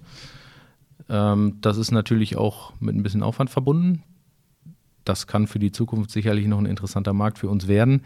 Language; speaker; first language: German; native; German